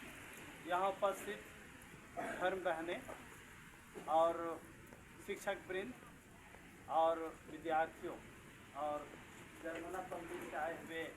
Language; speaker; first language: Hindi; native; Hindi